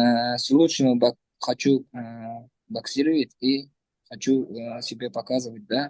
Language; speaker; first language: Russian; non-native, learner; Uzbek